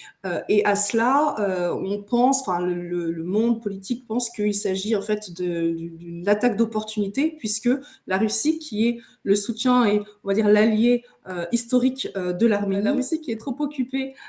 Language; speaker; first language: French; native; French